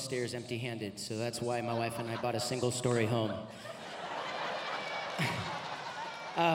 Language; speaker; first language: English; native; English